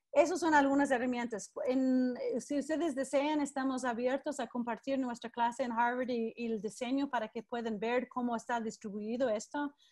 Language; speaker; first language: Spanish; non-native, fluent; English